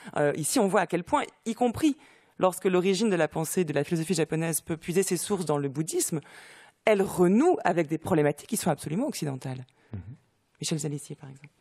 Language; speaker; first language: French; native; French